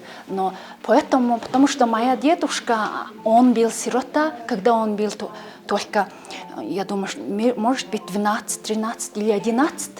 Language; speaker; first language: Russian; non-native, learner; Mongolian